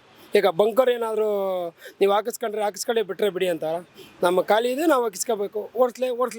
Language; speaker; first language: Kannada; native; Kannada